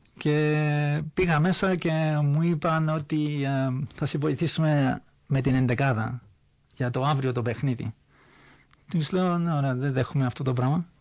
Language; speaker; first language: Greek; early bilingual, heritage; Greek